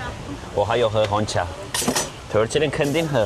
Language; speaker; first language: Chinese; non-native, fluent; Turkish